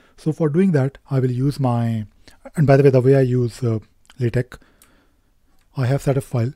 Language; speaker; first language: English; non-native, local second language; Hindi